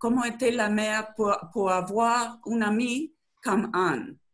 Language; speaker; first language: French; non-native, learner; Spanish